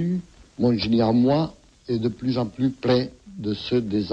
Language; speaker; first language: French; non-native, fluent; Catalan